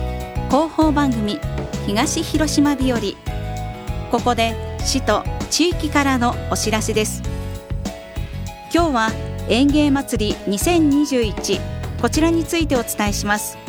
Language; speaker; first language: Japanese; native; Japanese